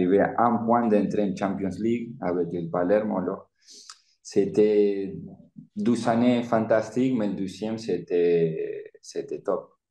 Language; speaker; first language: French; non-native, fluent; Spanish